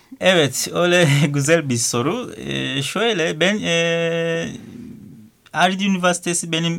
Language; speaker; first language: Turkish; non-native, learner; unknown